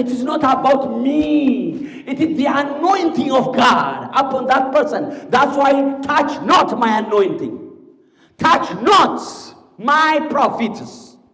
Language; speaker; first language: English; non-native, local second language; Amharic